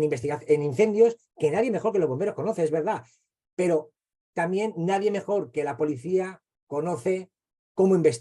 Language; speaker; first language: Spanish; native; Spanish